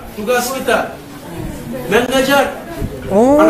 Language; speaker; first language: Indonesian; non-native, learner; Turkish